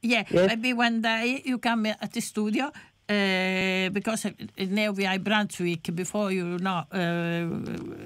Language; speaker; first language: English; non-native, learner; Italian